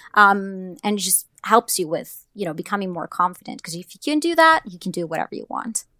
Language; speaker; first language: English; non-native, fluent; Italian